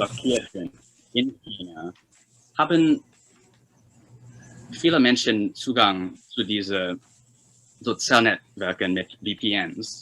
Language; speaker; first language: German; non-native, fluent; Chinese